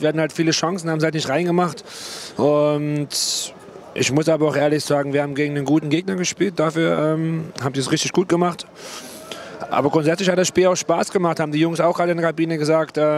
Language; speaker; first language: German; native; German